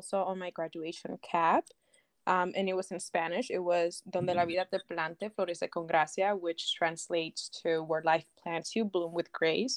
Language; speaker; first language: English; non-native, fluent; Spanish